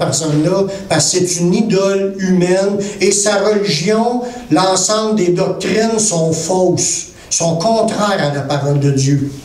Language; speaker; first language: French; native; French